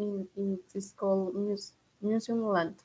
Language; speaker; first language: English; non-native, learner; Spanish